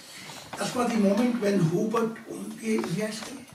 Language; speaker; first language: German; non-native, learner; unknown